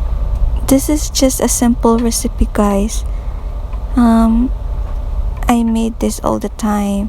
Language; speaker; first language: English; non-native, local second language; Filipino